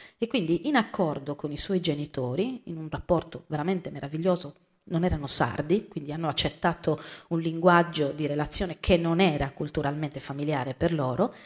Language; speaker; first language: Italian; native; Italian